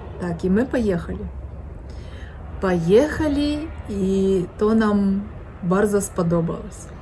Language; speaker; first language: Ukrainian; non-native, local second language; Russian